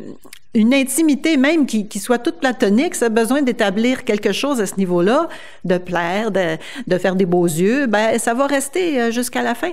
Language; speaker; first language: French; native; French